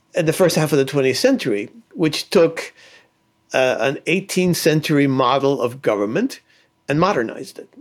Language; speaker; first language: English; early bilingual, other home language; Spanish